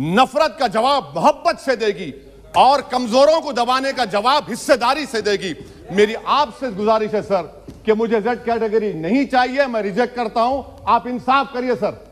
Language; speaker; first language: Hindi; non-native, local second language; Urdu